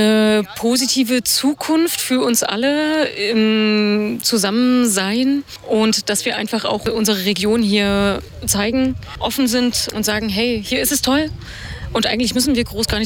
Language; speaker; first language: German; native; German